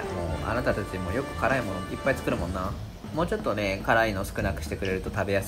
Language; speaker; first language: Japanese; native; Japanese